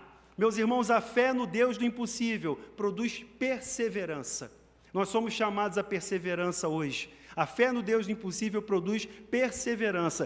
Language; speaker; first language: Portuguese; native; Portuguese